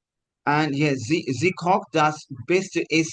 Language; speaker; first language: German; non-native, fluent; Hindi